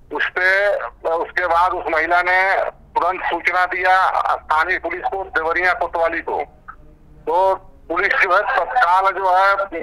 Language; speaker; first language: Hindi; native; Hindi